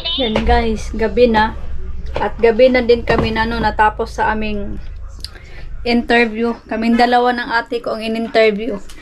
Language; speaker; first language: Filipino; non-native, local second language; Cebuano